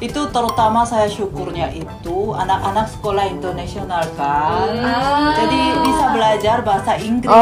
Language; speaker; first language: Indonesian; non-native, fluent; Korean